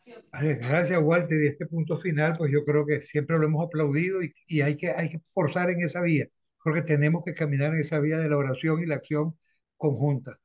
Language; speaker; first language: Spanish; native; Spanish